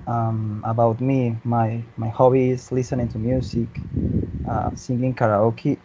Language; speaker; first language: English; non-native, learner; Spanish